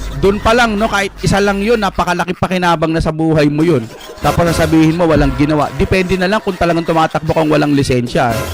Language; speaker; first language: Filipino; non-native, local second language; Iloko